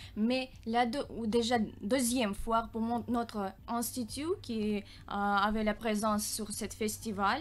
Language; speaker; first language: French; non-native, learner; Russian